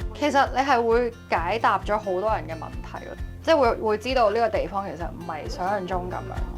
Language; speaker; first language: Cantonese; native; Cantonese